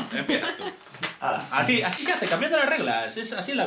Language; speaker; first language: Spanish; native; Spanish